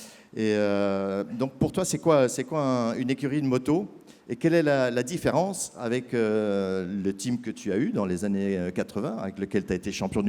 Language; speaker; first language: French; native; French